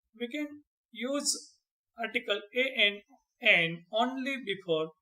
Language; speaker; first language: English; non-native, local second language; Gujarati